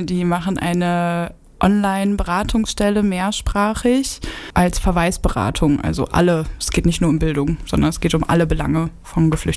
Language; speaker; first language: German; native; German